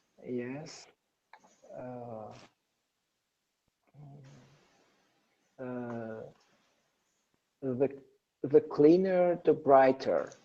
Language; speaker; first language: English; non-native, learner; Persian